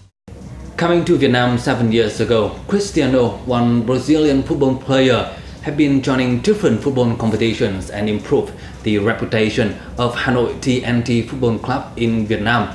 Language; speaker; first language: English; non-native, fluent; Vietnamese